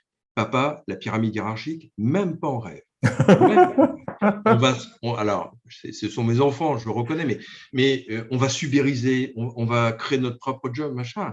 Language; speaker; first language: French; native; French